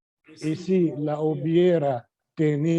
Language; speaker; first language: Spanish; non-native, fluent; Arabic